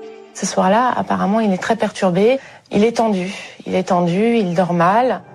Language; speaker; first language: French; native; French